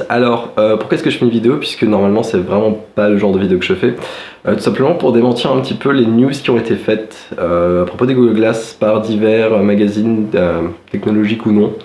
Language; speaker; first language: French; native; French